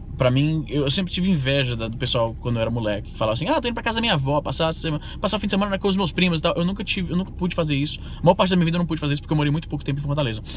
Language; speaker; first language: Portuguese; native; Portuguese